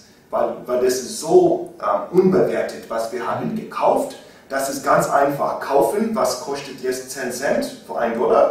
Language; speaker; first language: German; non-native, learner; English